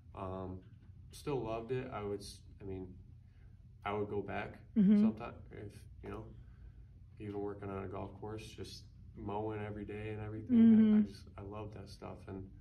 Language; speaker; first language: English; native; English